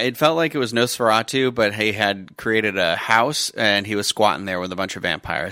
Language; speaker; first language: English; native; English